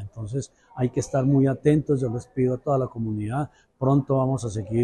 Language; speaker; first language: Spanish; native; Spanish